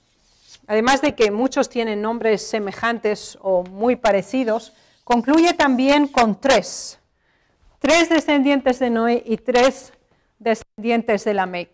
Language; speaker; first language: Spanish; native; Spanish